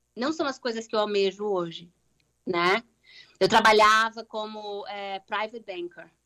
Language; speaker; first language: Portuguese; native; Portuguese